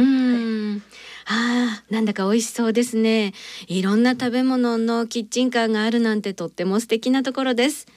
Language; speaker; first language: Japanese; native; Japanese